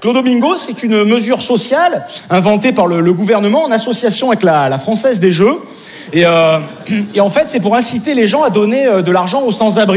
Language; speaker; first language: French; native; French